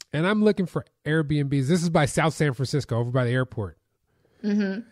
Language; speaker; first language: English; native; English